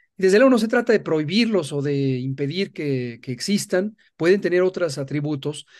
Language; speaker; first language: Spanish; native; Spanish